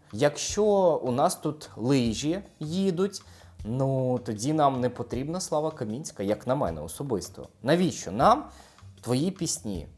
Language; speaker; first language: Ukrainian; native; Ukrainian